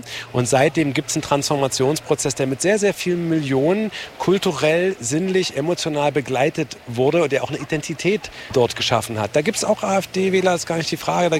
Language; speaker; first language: German; native; German